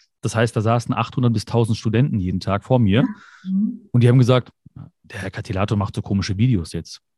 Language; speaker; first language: German; early bilingual, other home language; Malayalam